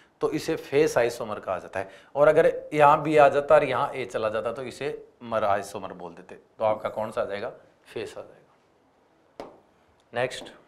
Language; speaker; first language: Hindi; native; Hindi